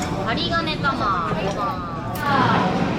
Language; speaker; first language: Japanese; native; Japanese